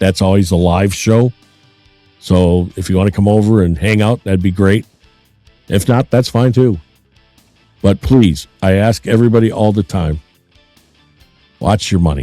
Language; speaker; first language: English; native; English